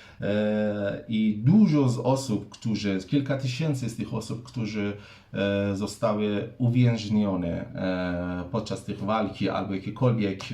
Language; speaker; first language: Polish; non-native, fluent; Persian